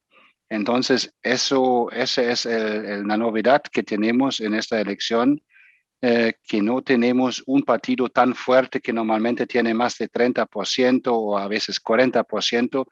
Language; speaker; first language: Spanish; non-native, fluent; German